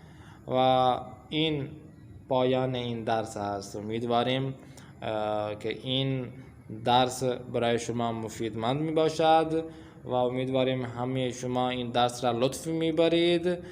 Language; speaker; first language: Persian; non-native, fluent; Urdu